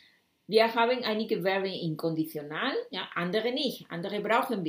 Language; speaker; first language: German; non-native, fluent; Spanish